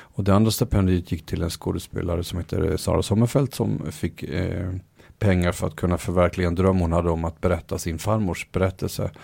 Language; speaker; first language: Swedish; native; Swedish